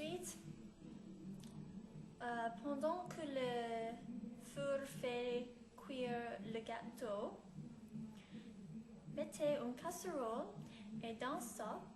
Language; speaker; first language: French; non-native, learner; English